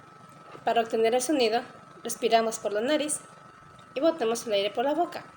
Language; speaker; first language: Spanish; native; Spanish